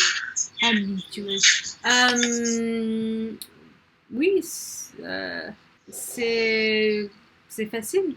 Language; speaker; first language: French; non-native, learner; English